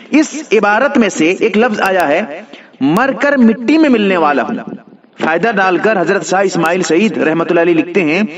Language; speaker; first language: Urdu; native; Urdu